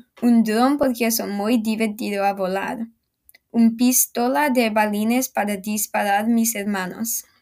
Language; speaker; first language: Spanish; non-native, learner; English